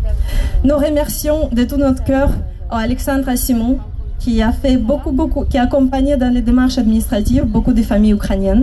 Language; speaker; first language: French; non-native, fluent; Ukrainian